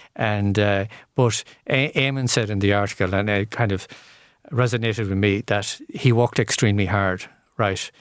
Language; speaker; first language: English; native; English